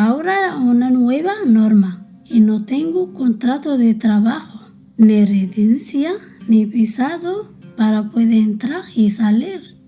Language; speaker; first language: Spanish; early bilingual, other home language; Arabic